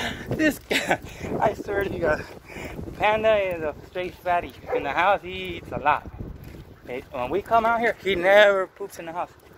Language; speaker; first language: English; early bilingual, other home language; Spanish